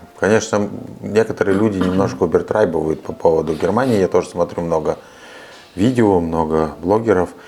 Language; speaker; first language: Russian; native; Russian